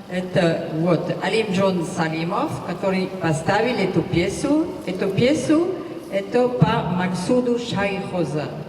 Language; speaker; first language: Russian; non-native, fluent; French